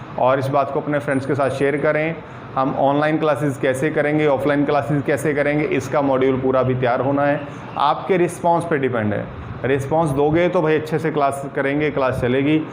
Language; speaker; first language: Hindi; non-native, local second language; Punjabi